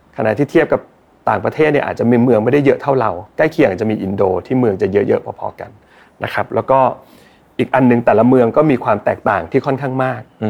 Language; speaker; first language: Thai; native; Thai